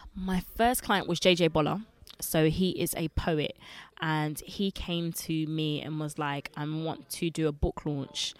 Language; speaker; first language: English; early bilingual, other home language; Lingala